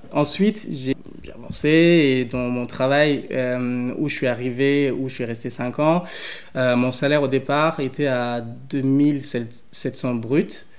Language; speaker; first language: French; early bilingual, other home language; English